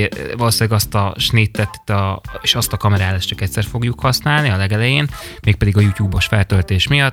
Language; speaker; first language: Hungarian; native; Hungarian